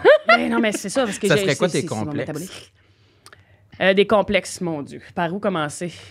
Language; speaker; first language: French; native; French